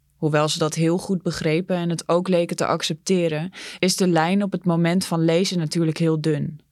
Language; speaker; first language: Dutch; native; Dutch